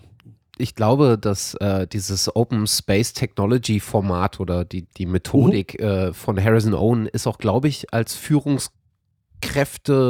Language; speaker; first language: German; native; German